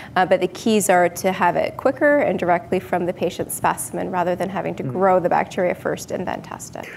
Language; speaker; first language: English; native; English